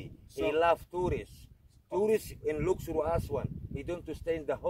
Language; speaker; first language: English; non-native, learner; Arabic